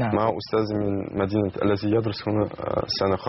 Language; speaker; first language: Arabic; non-native, learner; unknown